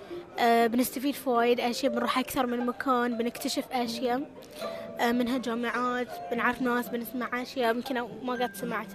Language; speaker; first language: Arabic; native; Arabic